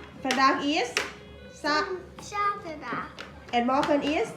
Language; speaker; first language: Dutch; non-native, learner; Thai